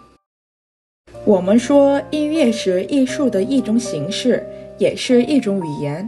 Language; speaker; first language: Chinese; non-native, fluent; Korean